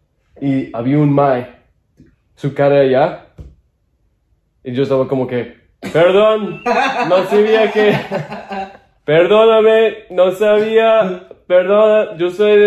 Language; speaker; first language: Spanish; non-native, fluent; English